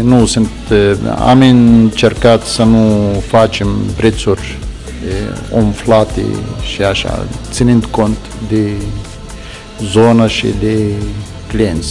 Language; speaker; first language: Romanian; non-native, fluent; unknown